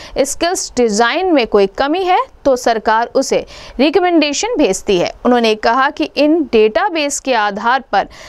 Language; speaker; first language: Hindi; native; Hindi